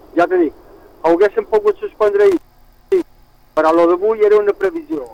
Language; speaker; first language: Catalan; native; Catalan